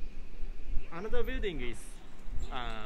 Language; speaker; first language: English; non-native, learner; Japanese